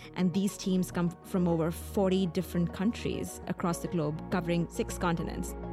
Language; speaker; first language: English; non-native, local second language; Hindi